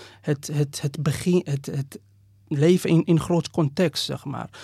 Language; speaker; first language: Dutch; non-native, fluent; Persian